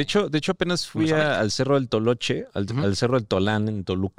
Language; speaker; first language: Spanish; native; Spanish